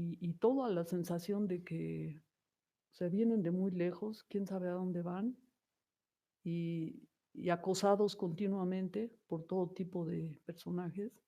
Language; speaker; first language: Spanish; native; Spanish